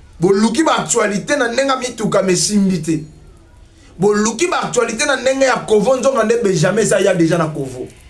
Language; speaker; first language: Lingala; native; Lingala